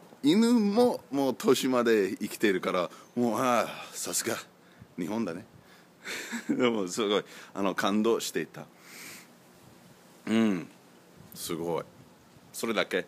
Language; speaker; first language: Japanese; non-native, learner; English